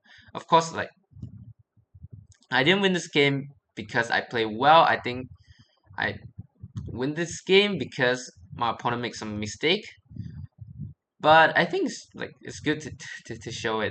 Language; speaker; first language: English; non-native, fluent; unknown